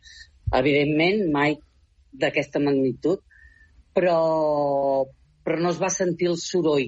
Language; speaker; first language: Catalan; native; Catalan